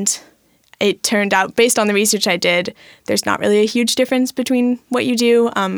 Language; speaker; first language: English; native; English